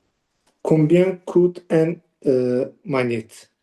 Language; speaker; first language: French; non-native, learner; Azerbaijani